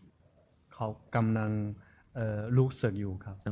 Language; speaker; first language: Thai; non-native, fluent; Chinese